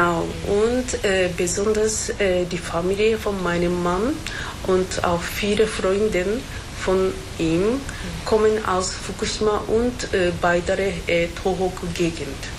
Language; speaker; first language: German; non-native, fluent; Japanese